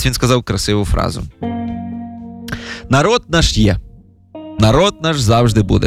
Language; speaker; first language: Ukrainian; native; Ukrainian